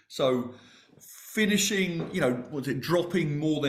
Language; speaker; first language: English; native; English